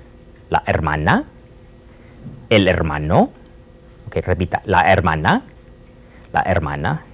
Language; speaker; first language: Spanish; non-native, fluent; English